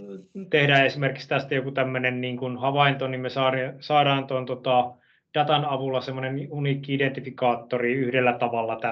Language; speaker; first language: Finnish; native; Finnish